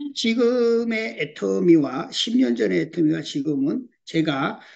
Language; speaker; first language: Korean; early bilingual, heritage; Korean